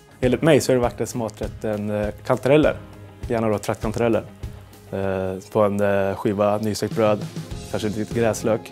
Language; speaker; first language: Swedish; native; Swedish